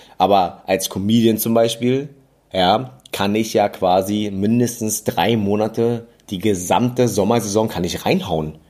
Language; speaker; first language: German; early bilingual, other home language; English